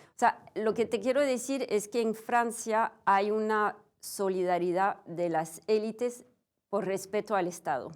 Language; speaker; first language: Spanish; non-native, fluent; French